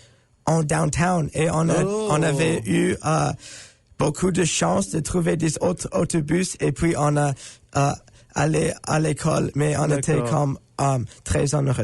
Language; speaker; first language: French; non-native, learner; English